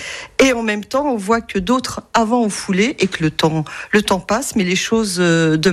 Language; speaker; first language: French; native; French